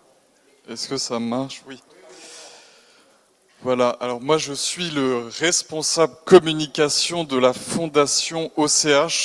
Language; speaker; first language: French; native; French